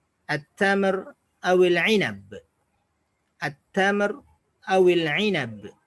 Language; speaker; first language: Arabic; non-native, fluent; Indonesian